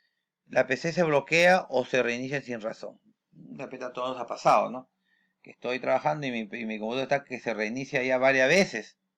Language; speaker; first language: Spanish; native; Spanish